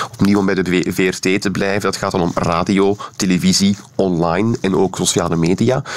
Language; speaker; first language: Dutch; native; Dutch